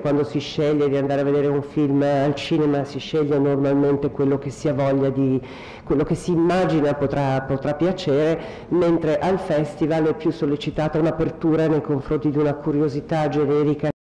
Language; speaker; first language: Italian; native; Italian